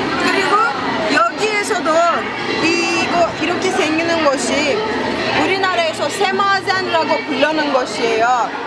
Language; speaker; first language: Korean; non-native, fluent; Turkish